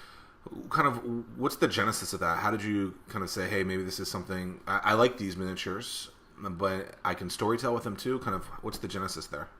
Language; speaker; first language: English; native; English